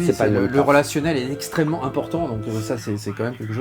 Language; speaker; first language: French; native; French